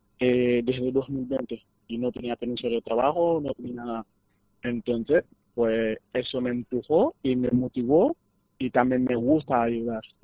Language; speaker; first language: Spanish; non-native, fluent; Wolof